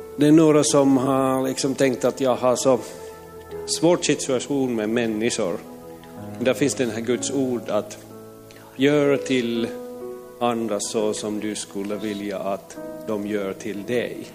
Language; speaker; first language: Swedish; non-native, fluent; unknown